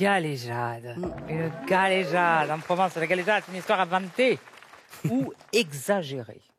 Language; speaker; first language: French; native; French